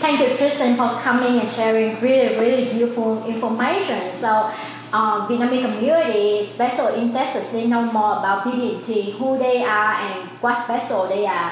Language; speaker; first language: English; non-native, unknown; Vietnamese